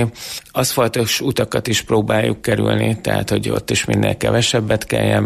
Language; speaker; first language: Hungarian; native; Hungarian